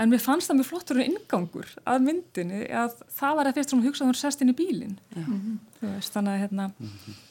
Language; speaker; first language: Icelandic; non-native, fluent; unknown